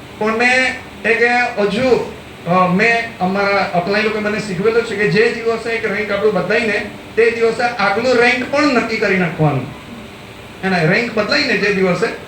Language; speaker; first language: Gujarati; non-native, local second language; Gamit